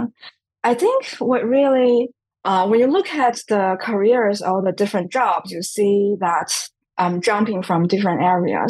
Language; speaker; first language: English; non-native, fluent; Chinese